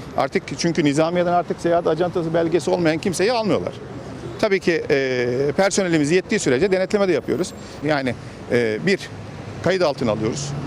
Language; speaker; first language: Turkish; native; Turkish